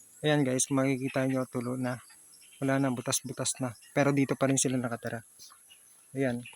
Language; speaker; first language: Filipino; native; Filipino